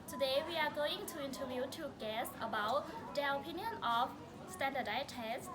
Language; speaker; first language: English; non-native, learner; Thai